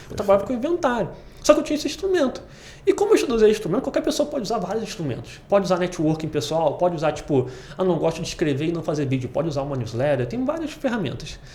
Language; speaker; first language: Portuguese; native; Portuguese